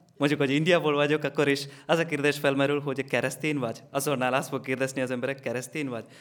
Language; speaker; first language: Hungarian; non-native, learner; Malayalam